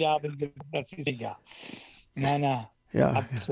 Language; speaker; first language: German; non-native, local second language; Italian